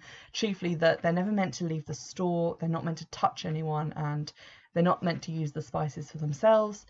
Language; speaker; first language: English; native; English